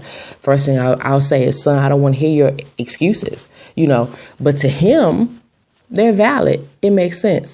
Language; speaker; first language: English; native; English